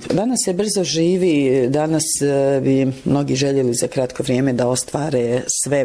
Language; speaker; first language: Bosnian; native; Bosnian